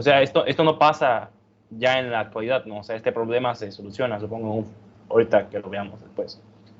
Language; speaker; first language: Spanish; native; Spanish